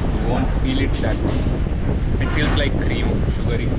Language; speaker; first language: English; non-native, local second language; Hindi